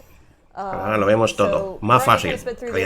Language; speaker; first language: Spanish; native; Spanish